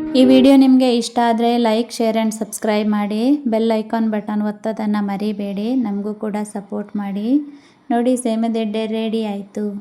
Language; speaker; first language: Kannada; non-native, local second language; Tulu